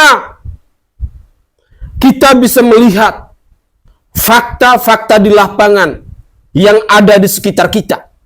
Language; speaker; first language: Indonesian; native; Indonesian